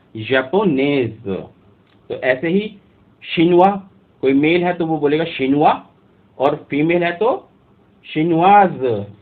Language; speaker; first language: Hindi; native; Hindi